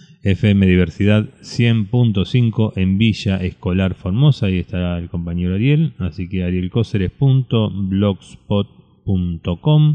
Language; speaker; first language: Spanish; native; Spanish